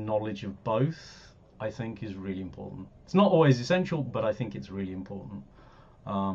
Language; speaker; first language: English; native; English